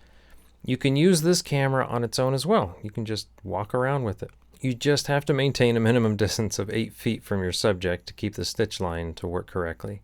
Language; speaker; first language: English; native; English